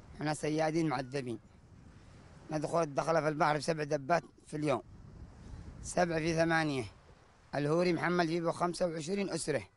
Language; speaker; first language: Arabic; native; Arabic